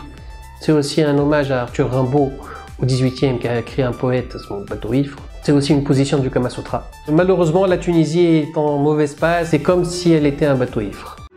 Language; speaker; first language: French; non-native, local second language; Arabic